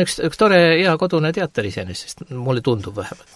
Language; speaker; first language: Estonian; native; Estonian